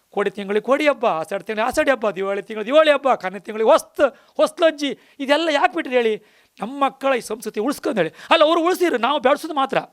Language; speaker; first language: Kannada; native; Kannada